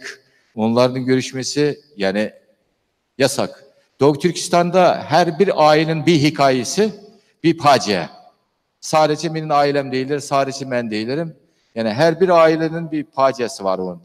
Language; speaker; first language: Turkish; non-native, learner; Uyghur